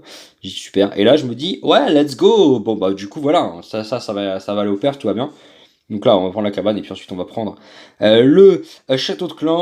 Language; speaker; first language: French; native; French